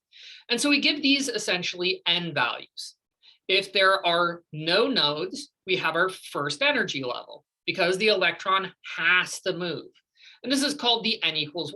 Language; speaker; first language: English; native; English